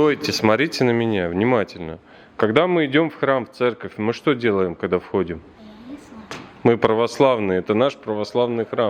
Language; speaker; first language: Russian; native; Russian